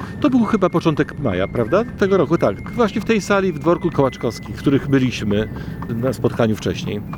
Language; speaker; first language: Polish; native; Polish